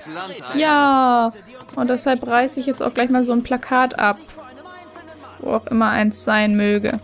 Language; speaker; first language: German; native; German